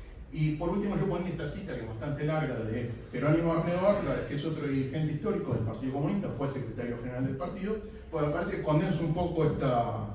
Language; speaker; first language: Spanish; native; Spanish